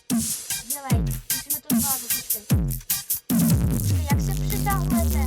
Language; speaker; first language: Czech; early bilingual, other home language; Russian